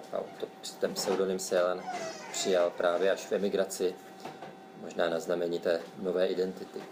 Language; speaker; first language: Czech; native; Czech